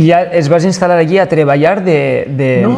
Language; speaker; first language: Catalan; native; Catalan